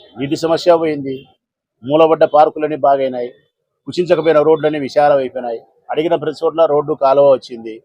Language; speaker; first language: Telugu; native; Telugu